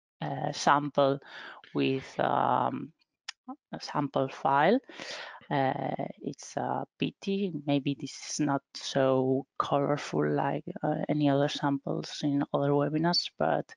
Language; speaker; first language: English; non-native, fluent; Spanish